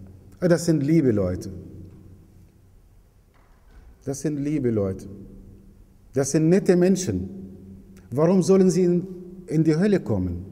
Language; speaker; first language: German; non-native, fluent; Arabic